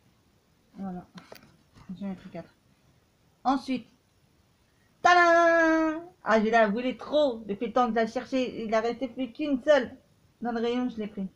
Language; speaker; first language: French; native; French